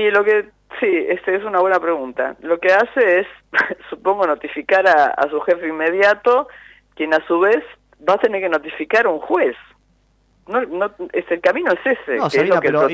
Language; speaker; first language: Spanish; native; Spanish